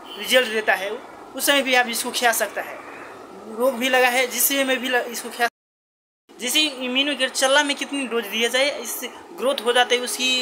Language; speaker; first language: Hindi; non-native, local second language; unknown